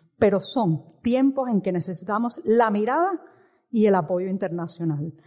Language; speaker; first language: Spanish; native; Spanish